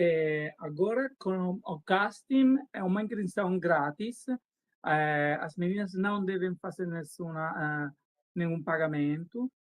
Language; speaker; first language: Portuguese; non-native, learner; Spanish